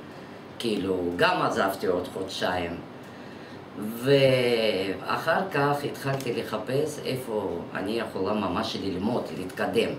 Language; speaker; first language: Hebrew; non-native, fluent; Russian